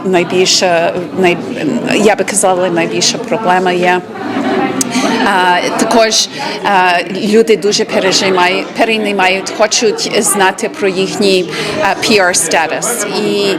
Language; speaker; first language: Ukrainian; early bilingual, heritage; Ukrainian